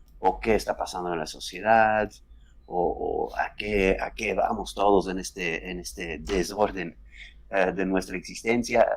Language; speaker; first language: Spanish; non-native, fluent; Dutch